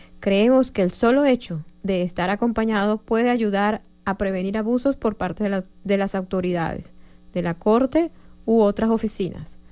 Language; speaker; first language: Spanish; native; Spanish